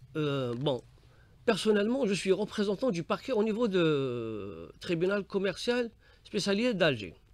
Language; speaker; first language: French; non-native, local second language; Arabic